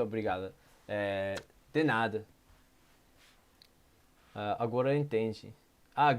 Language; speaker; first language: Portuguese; non-native, learner; English